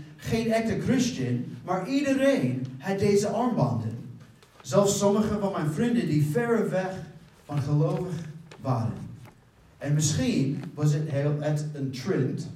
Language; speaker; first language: Dutch; non-native, fluent; English